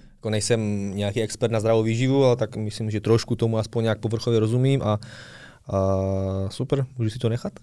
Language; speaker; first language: Czech; early bilingual, other home language; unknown